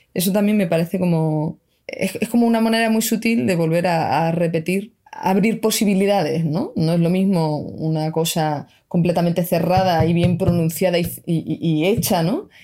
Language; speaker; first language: Spanish; native; Spanish